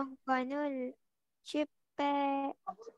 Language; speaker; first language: Korean; non-native, learner; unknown